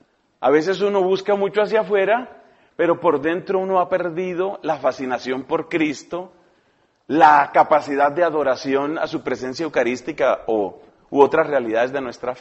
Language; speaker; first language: Spanish; native; Spanish